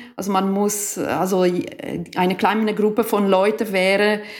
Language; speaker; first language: German; native; German